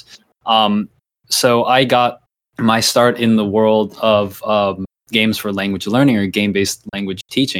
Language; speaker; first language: English; early bilingual, other home language; Thai